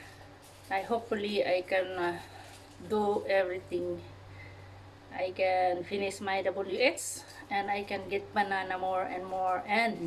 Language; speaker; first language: English; non-native, learner; Cebuano